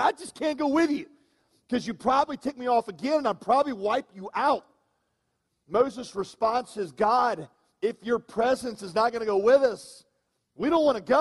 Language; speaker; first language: English; native; English